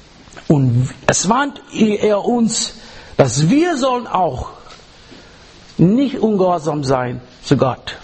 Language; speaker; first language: German; non-native, learner; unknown